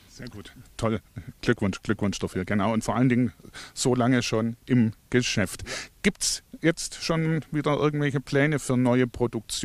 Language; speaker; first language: German; native; German